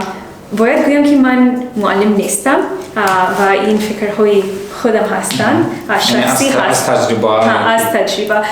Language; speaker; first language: Persian; non-native, learner; English